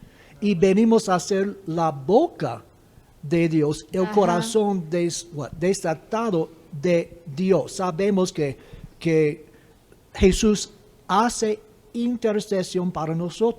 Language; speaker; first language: Spanish; non-native, fluent; English